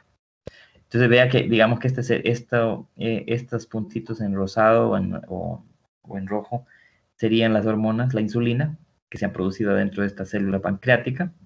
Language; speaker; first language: Spanish; native; Spanish